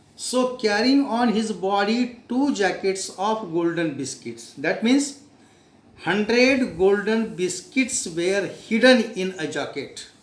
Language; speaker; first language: English; non-native, local second language; Marathi